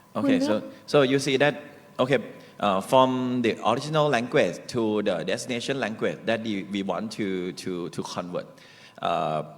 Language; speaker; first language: English; non-native, learner; Thai